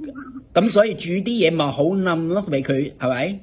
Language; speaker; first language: Cantonese; native; Cantonese